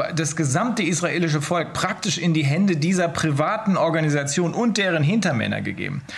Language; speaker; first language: German; native; German